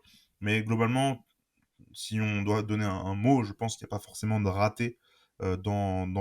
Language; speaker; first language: French; native; French